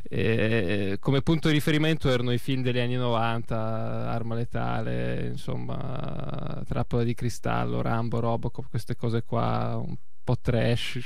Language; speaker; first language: Italian; early bilingual, other home language; Russian